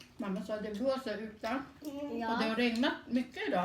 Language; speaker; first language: Swedish; non-native, fluent; Thai